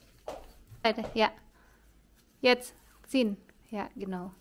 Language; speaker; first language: German; non-native, fluent; Filipino